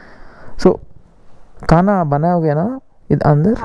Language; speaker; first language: Hindi; non-native, local second language; Telugu